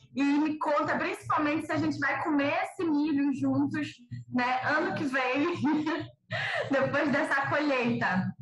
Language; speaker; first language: Portuguese; native; Portuguese